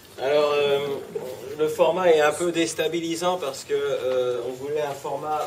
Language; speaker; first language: French; native; French